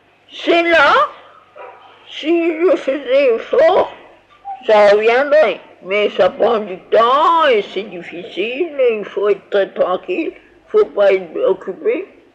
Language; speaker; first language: French; native; French